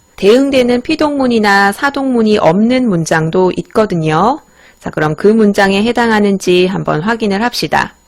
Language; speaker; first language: Korean; native; Korean